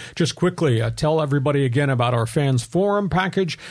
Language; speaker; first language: English; native; English